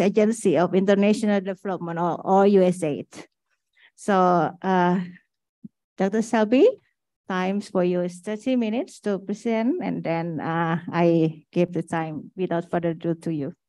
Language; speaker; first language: English; non-native, fluent; Indonesian